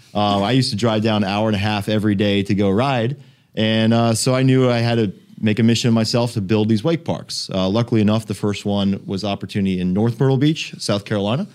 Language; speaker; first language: English; native; English